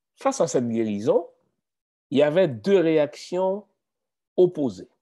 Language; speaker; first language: French; native; French